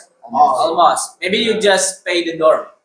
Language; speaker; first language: English; non-native, learner; Indonesian